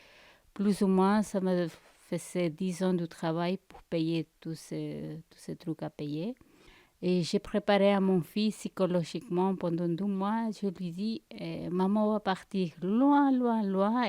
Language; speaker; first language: French; non-native, fluent; Spanish